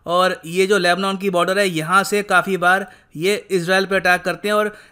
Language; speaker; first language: Hindi; native; Hindi